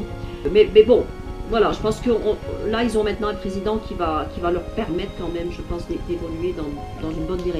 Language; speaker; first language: French; native; French